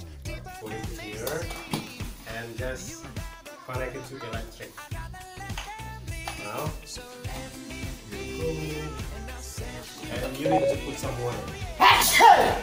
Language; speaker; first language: English; non-native, learner; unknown